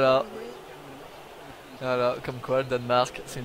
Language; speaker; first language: French; native; French